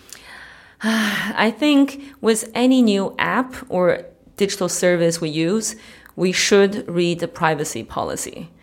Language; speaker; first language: English; early bilingual, other home language; Chinese